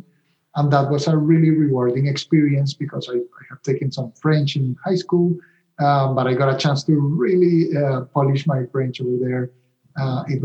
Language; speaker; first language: English; non-native, fluent; Spanish